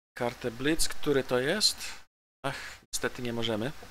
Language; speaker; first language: Polish; native; Polish